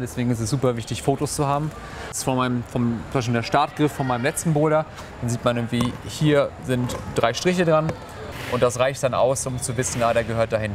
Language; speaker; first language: German; native; German